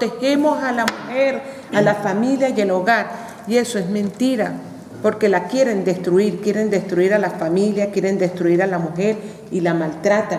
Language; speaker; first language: Spanish; native; Spanish